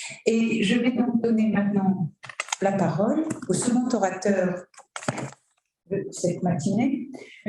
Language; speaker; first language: French; native; French